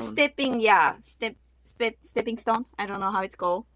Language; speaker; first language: English; non-native, learner; Japanese